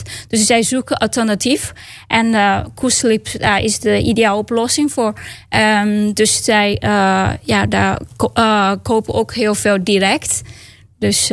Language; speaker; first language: Dutch; non-native, learner; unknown